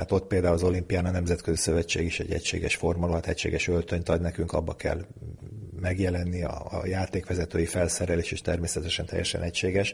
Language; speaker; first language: Hungarian; native; Hungarian